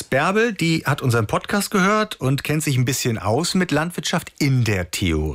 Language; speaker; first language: German; native; German